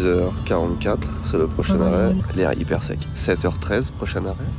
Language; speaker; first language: French; native; French